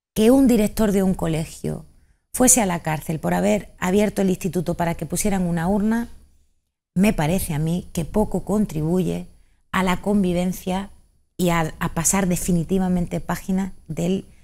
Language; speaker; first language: Spanish; native; Spanish